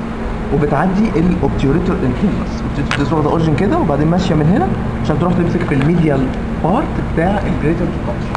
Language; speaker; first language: Arabic; native; Arabic